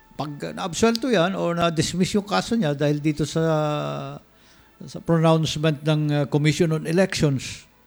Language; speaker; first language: Filipino; non-native, local second language; Cebuano